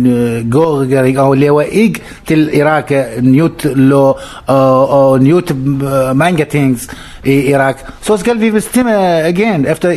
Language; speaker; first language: Danish; non-native, learner; Arabic